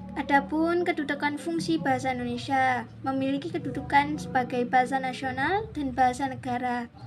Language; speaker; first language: Indonesian; native; Indonesian